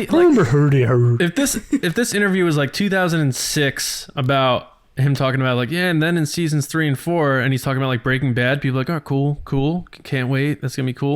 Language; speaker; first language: English; native; English